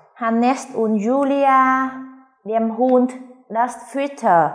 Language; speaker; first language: German; non-native, fluent; Vietnamese